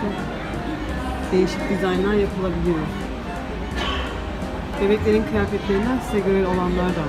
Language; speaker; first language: Turkish; native; Turkish